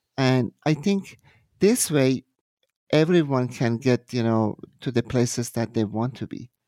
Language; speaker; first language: English; non-native, fluent; Persian